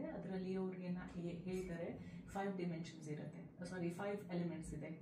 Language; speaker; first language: Kannada; non-native, local second language; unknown